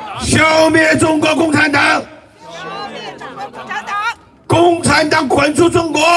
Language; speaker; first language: Chinese; native; Chinese